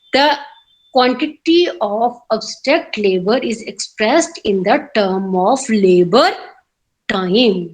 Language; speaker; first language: English; non-native, local second language; Punjabi